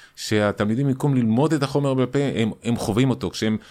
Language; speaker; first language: Hebrew; non-native, fluent; Spanish